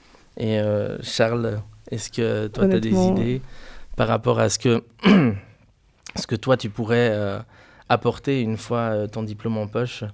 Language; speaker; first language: French; native; French